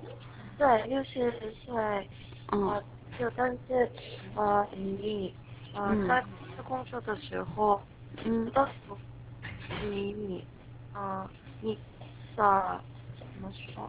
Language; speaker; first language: Chinese; non-native, learner; Korean